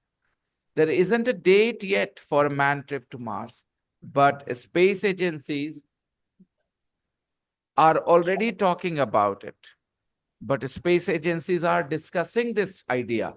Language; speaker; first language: English; non-native, local second language; Hindi